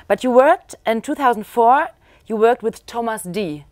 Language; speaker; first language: English; non-native, fluent; German